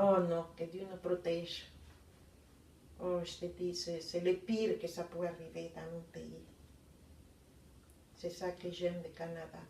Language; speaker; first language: French; non-native, fluent; Spanish